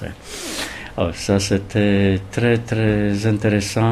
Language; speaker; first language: French; non-native, fluent; Polish